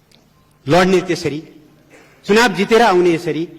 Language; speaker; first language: Nepali; native; Nepali